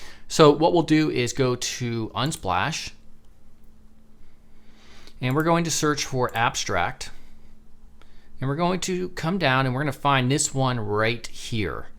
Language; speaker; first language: English; native; English